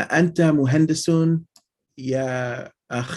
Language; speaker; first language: Arabic; non-native, fluent; English